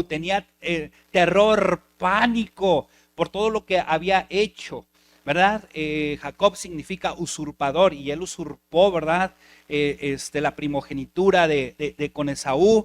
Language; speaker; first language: Spanish; native; Spanish